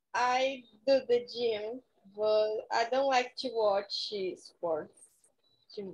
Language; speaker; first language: English; non-native, learner; Portuguese